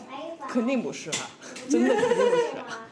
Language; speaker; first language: Chinese; non-native, learner; English